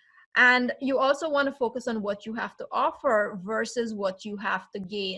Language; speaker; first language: English; native; English